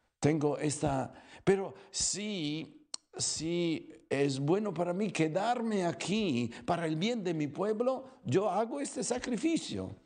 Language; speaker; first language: Spanish; non-native, fluent; Italian